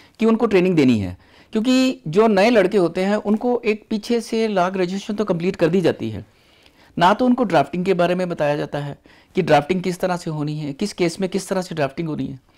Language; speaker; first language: Hindi; non-native, local second language; Punjabi